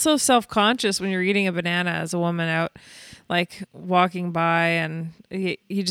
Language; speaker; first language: English; native; English